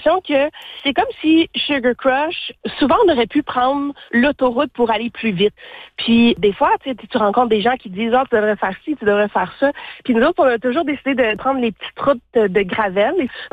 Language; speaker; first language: French; native; French